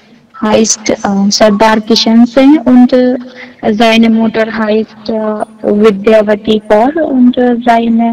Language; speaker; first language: German; non-native, learner; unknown